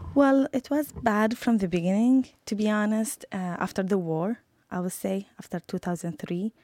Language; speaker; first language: English; non-native, fluent; Arabic